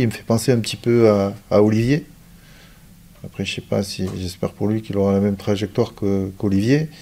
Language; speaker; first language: French; native; French